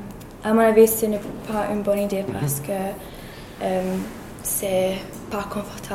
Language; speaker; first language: French; non-native, learner; English